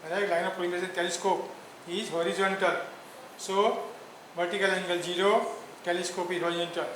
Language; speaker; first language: English; non-native, local second language; Gujarati